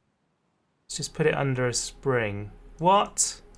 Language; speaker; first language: English; native; English